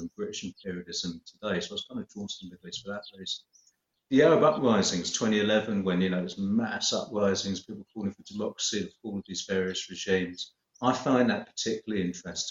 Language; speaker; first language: English; native; English